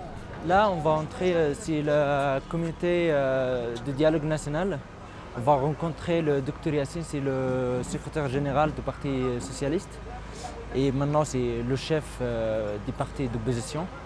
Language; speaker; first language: French; non-native, fluent; Arabic